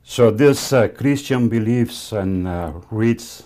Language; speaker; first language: English; non-native, fluent; Spanish